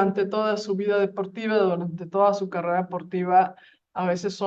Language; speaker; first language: Spanish; native; Spanish